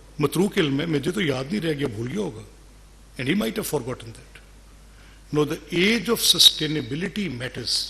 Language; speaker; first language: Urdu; non-native, local second language; Punjabi